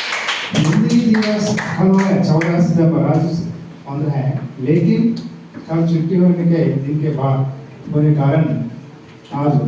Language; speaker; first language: Hindi; non-native, local second language; Telugu